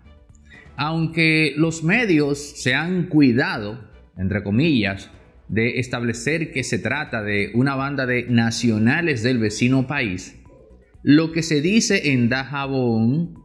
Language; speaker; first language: Spanish; native; Spanish